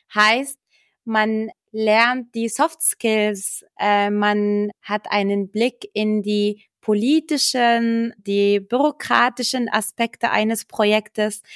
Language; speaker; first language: German; non-native, fluent; Arabic